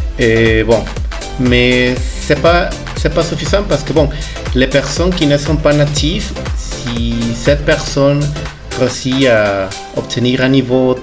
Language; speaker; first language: French; non-native, fluent; Spanish